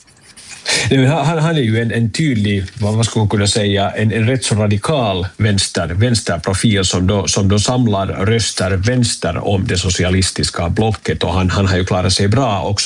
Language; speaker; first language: Swedish; native; Swedish